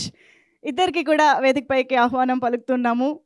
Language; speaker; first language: Telugu; native; Telugu